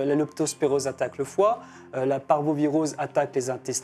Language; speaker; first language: French; native; French